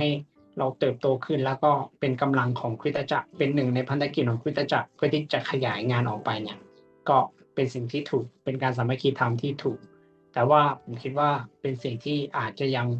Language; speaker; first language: Thai; native; Thai